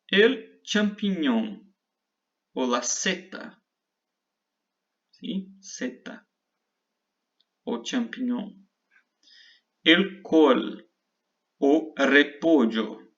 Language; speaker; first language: Spanish; non-native, fluent; Portuguese